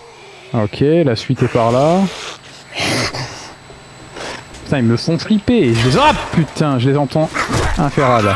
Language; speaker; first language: French; native; French